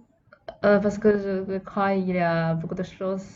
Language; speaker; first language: French; non-native, fluent; Chinese